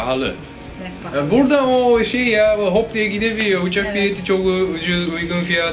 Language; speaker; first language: Turkish; non-native, fluent; Japanese